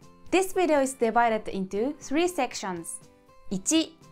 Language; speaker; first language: English; non-native, fluent; Japanese